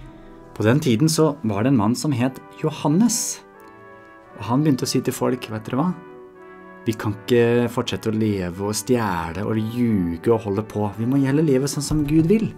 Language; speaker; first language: Norwegian; native; Norwegian